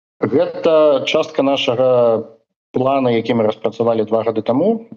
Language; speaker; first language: Belarusian; non-native, local second language; Russian